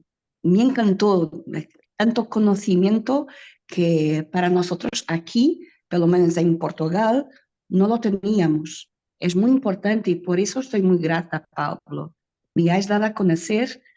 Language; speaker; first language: Spanish; non-native, learner; Portuguese